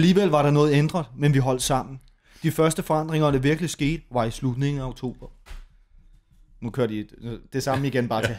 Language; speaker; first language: Danish; native; Danish